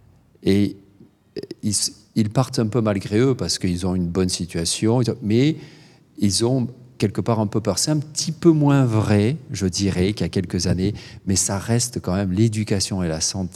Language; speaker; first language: French; native; French